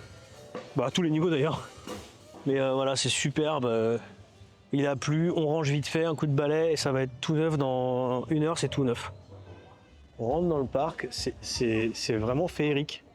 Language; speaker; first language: French; native; French